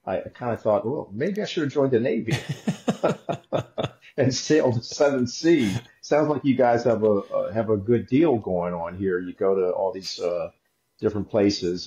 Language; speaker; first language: English; native; English